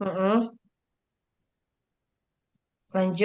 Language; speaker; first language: Indonesian; native; Indonesian